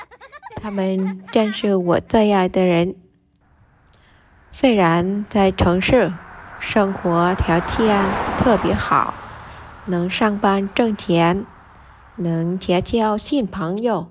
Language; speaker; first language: Chinese; non-native, learner; Vietnamese